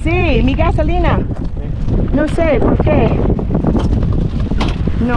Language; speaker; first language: Spanish; non-native, learner; English